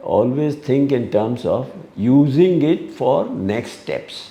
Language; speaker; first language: English; non-native, local second language; Gujarati